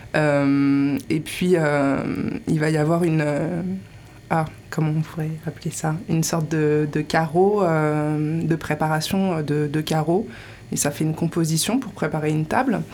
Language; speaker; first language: French; native; French